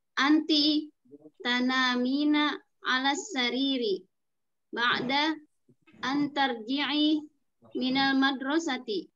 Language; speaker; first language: Arabic; non-native, learner; Indonesian